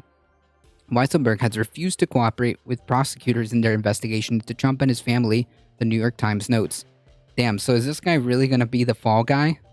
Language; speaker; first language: English; native; English